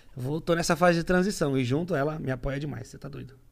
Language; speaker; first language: Portuguese; native; Portuguese